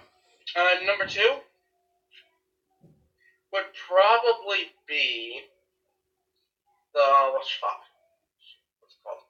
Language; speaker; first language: English; native; English